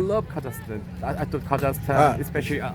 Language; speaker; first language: English; non-native, fluent; Korean